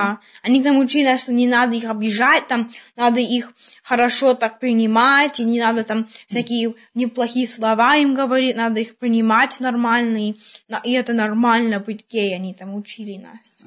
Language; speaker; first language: Russian; early bilingual, heritage; Russian